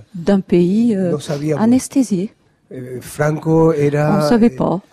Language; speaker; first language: French; non-native, fluent; Spanish